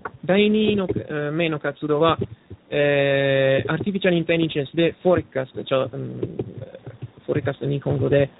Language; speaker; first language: Japanese; non-native, learner; Italian